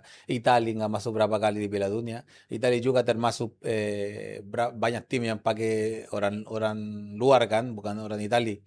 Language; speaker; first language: Indonesian; non-native, fluent; Spanish